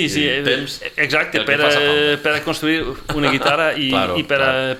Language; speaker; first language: Catalan; non-native, fluent; Dutch